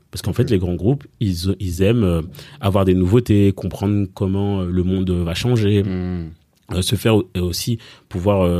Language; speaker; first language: French; native; French